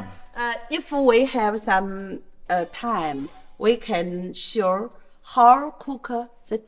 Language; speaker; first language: English; non-native, learner; Chinese